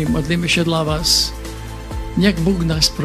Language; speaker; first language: Polish; early bilingual, heritage; Polish